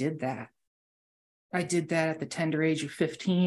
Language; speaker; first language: English; native; English